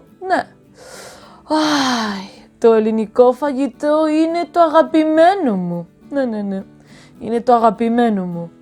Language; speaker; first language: Greek; non-native, learner; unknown